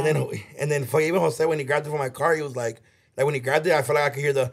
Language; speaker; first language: English; early bilingual, other home language; Spanish